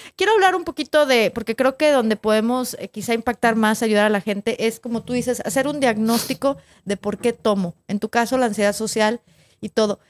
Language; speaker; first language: Spanish; native; Spanish